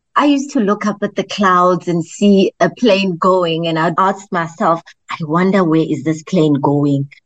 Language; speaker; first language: English; non-native, local second language; Zulu